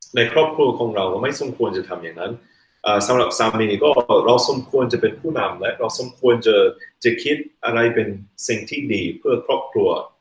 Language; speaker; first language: Thai; non-native, fluent; English